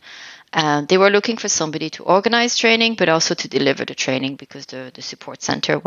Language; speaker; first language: English; non-native, fluent; French